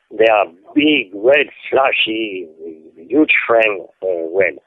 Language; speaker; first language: English; non-native, fluent; French